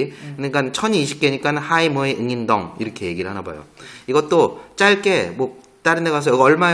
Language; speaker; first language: Korean; native; Korean